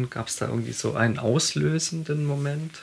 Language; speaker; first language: German; native; German